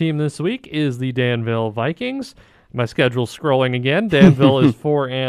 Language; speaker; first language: English; native; English